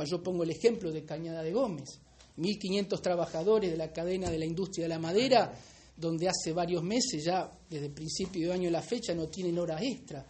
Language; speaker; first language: Spanish; native; Spanish